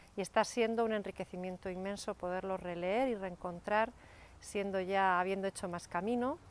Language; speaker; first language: Spanish; native; Spanish